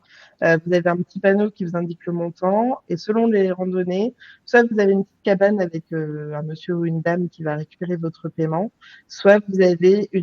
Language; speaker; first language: French; native; French